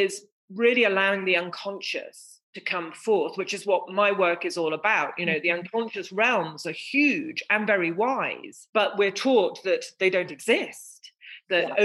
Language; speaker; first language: English; native; English